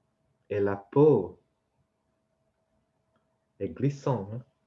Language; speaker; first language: French; non-native, fluent; Vietnamese